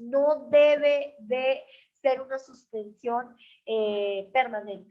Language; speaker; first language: Spanish; native; Spanish